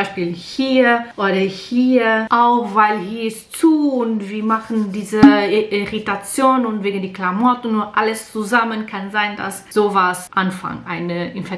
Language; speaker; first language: German; non-native, learner; Portuguese